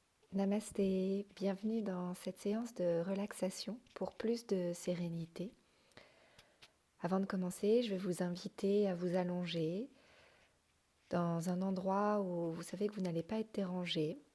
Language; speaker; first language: French; native; French